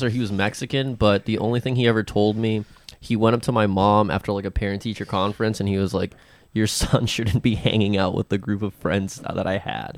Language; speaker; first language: English; early bilingual, other home language; Spanish